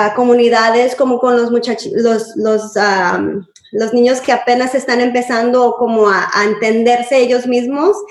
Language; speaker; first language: Spanish; early bilingual, heritage; Spanish